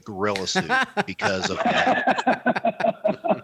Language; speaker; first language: English; native; English